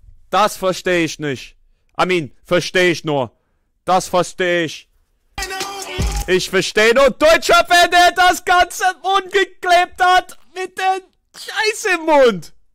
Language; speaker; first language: German; non-native, learner; English